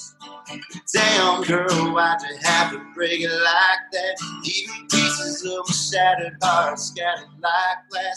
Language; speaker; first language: English; native; English